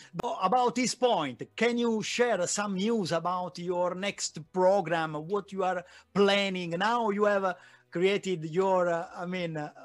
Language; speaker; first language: English; non-native, fluent; Italian